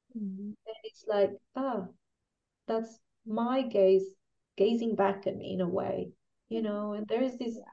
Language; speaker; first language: English; non-native, fluent; Spanish